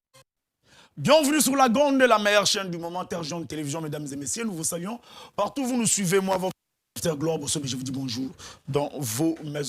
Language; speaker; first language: French; non-native, local second language; Lingala